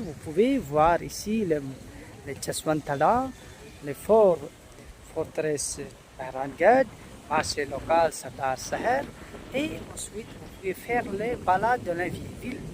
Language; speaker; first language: French; non-native, learner; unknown